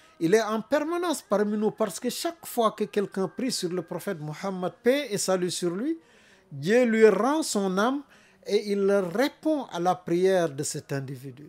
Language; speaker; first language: French; non-native, local second language; Wolof